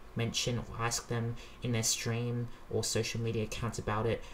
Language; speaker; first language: English; native; English